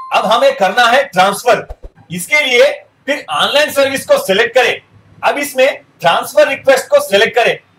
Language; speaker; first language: Hindi; non-native, local second language; Telugu